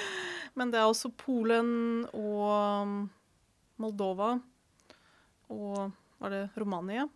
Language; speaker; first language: Norwegian; non-native, fluent; Ukrainian